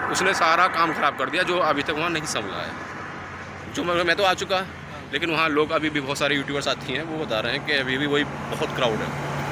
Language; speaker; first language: Hindi; native; Hindi